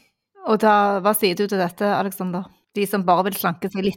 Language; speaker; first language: Norwegian; native; Norwegian